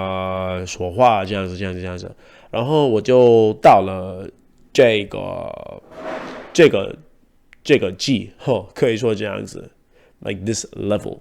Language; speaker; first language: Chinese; non-native, learner; Spanish